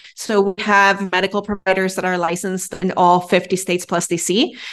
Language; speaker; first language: English; non-native, fluent; Spanish